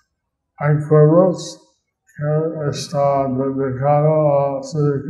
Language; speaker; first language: Spanish; non-native, learner; English